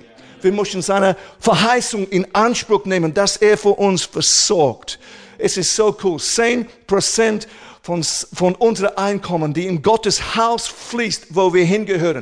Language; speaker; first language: German; non-native, fluent; English